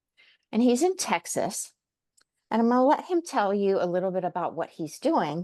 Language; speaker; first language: English; native; English